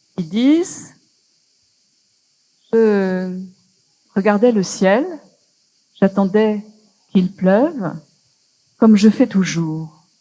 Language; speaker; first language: French; native; French